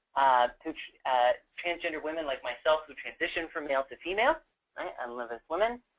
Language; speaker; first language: English; native; English